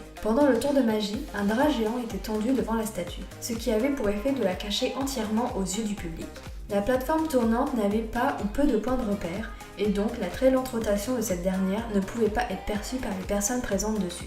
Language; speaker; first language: French; native; French